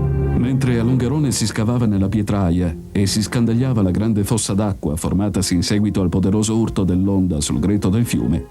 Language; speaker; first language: Italian; native; Italian